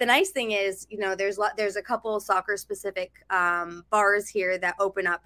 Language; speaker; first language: English; native; English